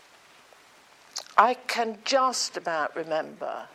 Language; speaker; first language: English; native; English